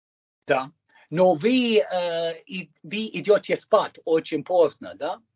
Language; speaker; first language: Russian; non-native, fluent; English